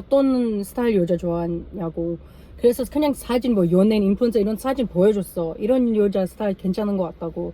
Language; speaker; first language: Korean; non-native, learner; English